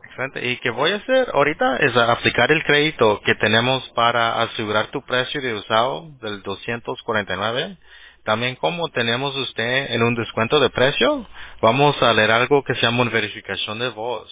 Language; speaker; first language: Spanish; early bilingual, heritage; Spanish